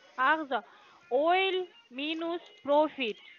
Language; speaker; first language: German; non-native, learner; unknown